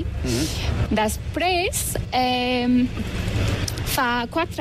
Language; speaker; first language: Catalan; non-native, fluent; Turkish